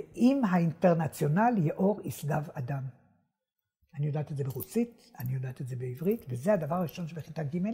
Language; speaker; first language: Hebrew; native; Hebrew